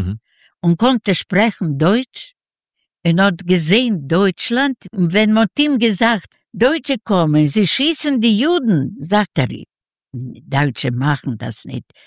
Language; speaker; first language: German; non-native, learner; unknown